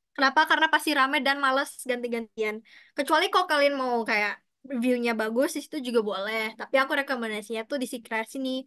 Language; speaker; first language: Indonesian; native; Indonesian